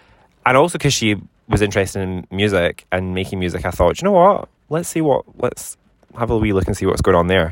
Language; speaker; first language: English; native; English